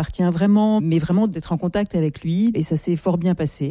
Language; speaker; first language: French; native; French